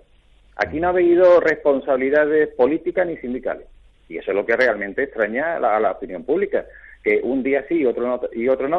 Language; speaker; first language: Spanish; native; Spanish